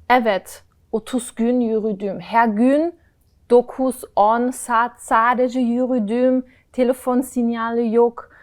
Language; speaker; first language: Turkish; non-native, learner; German